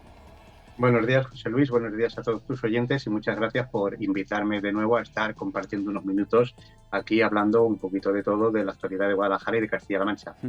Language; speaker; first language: Spanish; native; Spanish